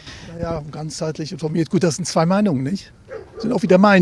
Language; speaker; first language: German; native; German